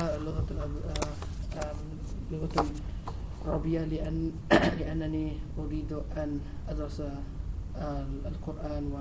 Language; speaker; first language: Arabic; non-native, learner; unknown